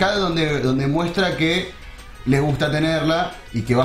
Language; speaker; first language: Spanish; native; Spanish